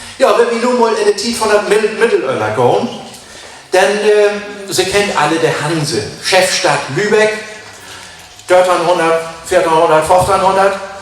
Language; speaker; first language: German; native; German